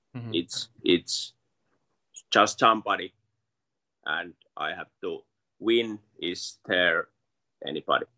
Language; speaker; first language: English; non-native, learner; Finnish